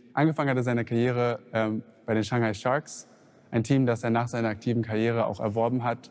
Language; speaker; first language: German; native; German